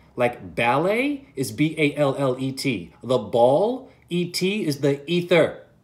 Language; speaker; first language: English; native; English